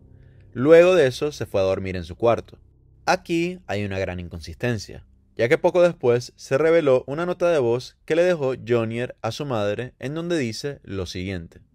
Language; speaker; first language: Spanish; native; Spanish